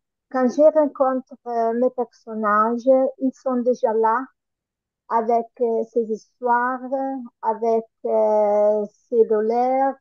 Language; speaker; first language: French; non-native, learner; Italian